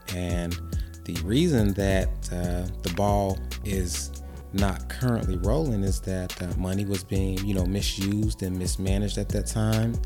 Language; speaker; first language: English; native; English